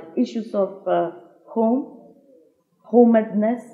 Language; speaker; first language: English; non-native, fluent; Macedonian